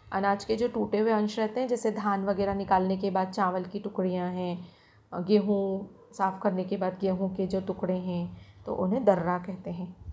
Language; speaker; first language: Hindi; non-native, local second language; Marathi